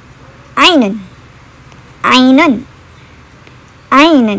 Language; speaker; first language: Arabic; non-native, fluent; Malay